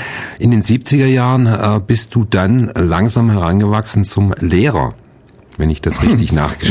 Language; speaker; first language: German; native; German